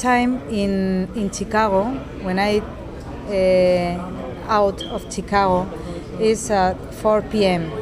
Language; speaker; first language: English; non-native, learner; Spanish